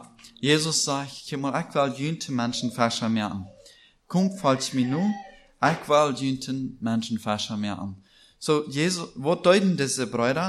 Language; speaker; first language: German; non-native, learner; Plautdietsch